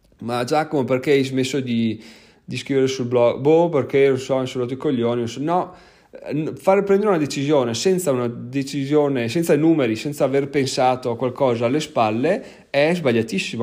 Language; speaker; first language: Italian; native; Italian